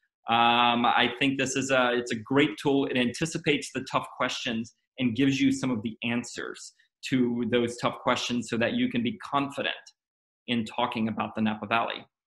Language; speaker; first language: English; native; English